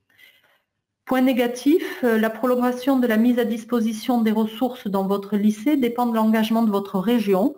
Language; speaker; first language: French; native; French